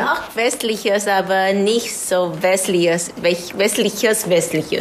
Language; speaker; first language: German; non-native, learner; Chinese